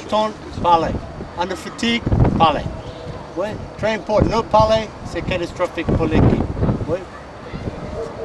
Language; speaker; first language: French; non-native, learner; English